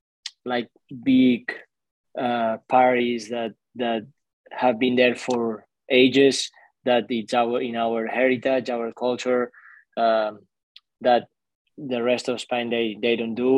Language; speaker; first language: English; non-native, fluent; Spanish